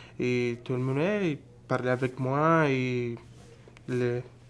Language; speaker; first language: French; non-native, learner; Spanish